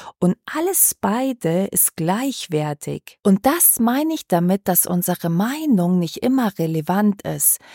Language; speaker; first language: German; early bilingual, other home language; Croatian